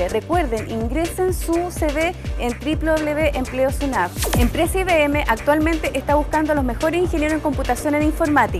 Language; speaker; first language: Spanish; native; Spanish